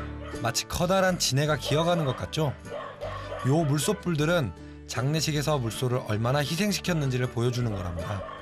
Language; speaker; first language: Korean; native; Korean